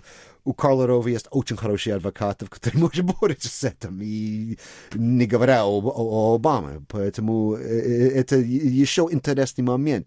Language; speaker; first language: Russian; non-native, fluent; English